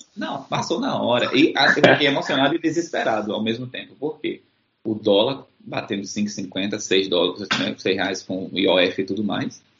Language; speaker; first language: Portuguese; native; Portuguese